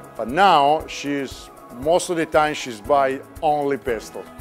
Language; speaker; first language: English; non-native, fluent; Italian